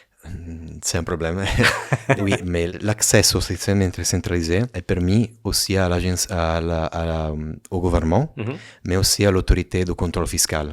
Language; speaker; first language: French; non-native, fluent; Italian